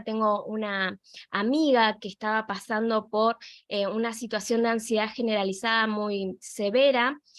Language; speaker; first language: Spanish; native; Spanish